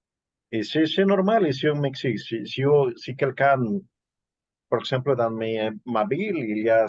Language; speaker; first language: French; non-native, learner; Spanish